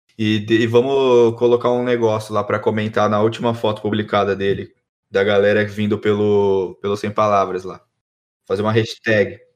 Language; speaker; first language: Portuguese; native; Portuguese